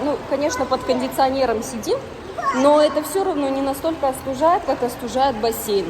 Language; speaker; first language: Russian; native; Russian